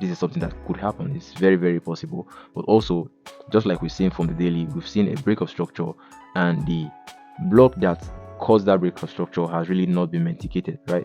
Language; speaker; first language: English; native; English